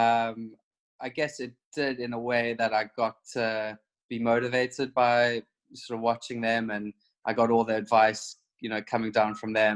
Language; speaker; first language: English; native; English